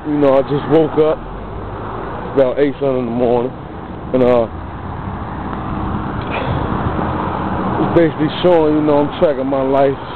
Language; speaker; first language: English; native; English